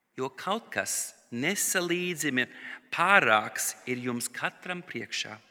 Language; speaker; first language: Latvian; early bilingual, heritage; Latvian